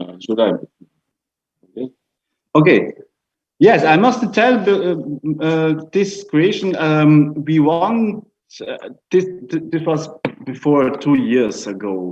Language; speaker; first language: English; non-native, learner; German